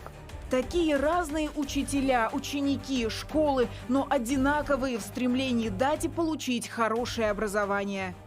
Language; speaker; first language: Russian; native; Russian